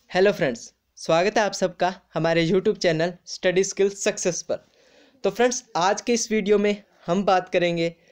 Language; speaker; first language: Hindi; native; Hindi